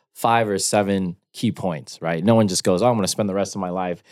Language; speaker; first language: English; native; English